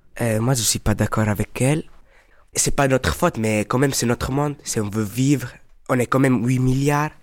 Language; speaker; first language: French; non-native, learner; Arabic